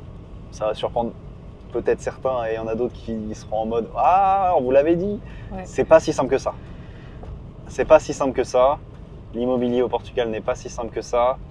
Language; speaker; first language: French; native; French